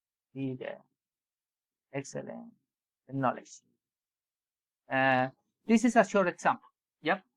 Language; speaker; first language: English; non-native, learner; Spanish